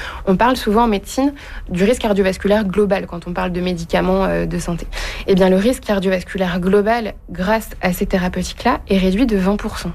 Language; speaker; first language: French; native; French